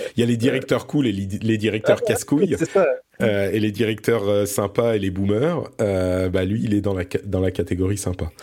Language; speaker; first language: French; early bilingual, other home language; Arabic